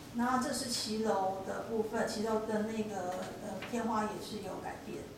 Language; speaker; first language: Chinese; native; Chinese